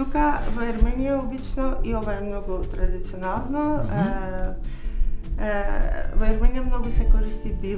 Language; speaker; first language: Macedonian; non-native, fluent; Armenian